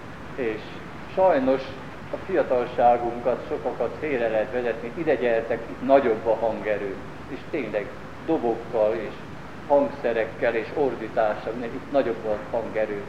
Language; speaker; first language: Hungarian; native; Hungarian